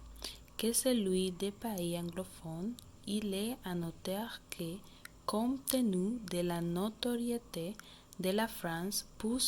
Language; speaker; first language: French; non-native, learner; Spanish